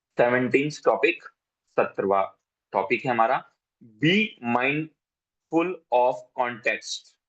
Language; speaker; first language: Hindi; native; Hindi